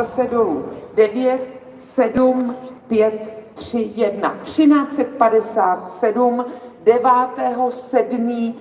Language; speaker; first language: Czech; native; Czech